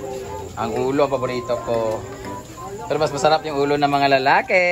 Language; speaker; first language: Filipino; non-native, local second language; Cebuano